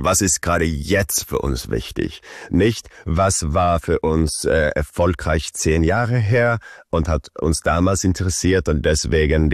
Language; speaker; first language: German; early bilingual, heritage; Swedish